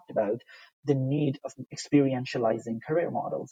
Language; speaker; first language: English; non-native, local second language; Urdu